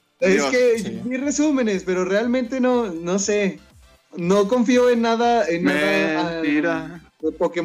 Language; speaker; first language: Spanish; native; Spanish